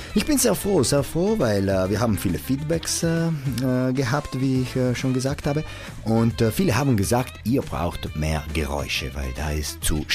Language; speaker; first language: German; non-native, local second language; Italian